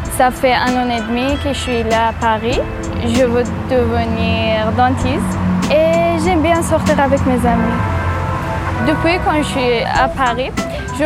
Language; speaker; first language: French; non-native, fluent; Persian